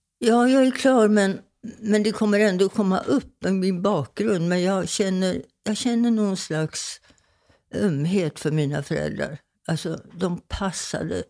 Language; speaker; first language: Swedish; native; Swedish